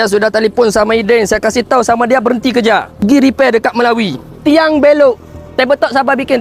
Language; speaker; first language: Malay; non-native, local second language; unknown